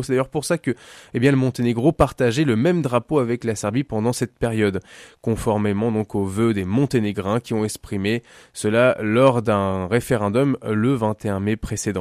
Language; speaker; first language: French; native; French